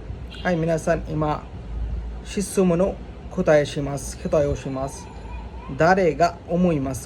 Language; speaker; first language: Japanese; non-native, learner; Bangla